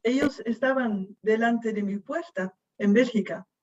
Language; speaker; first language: Spanish; non-native, fluent; Dutch